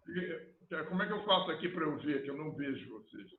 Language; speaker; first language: Portuguese; native; Portuguese